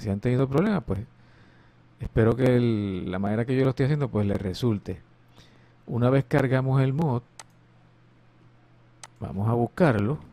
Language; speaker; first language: Spanish; native; Spanish